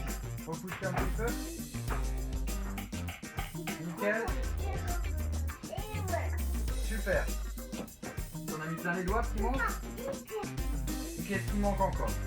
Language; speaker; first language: French; native; French